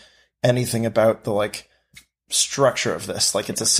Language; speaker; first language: English; native; English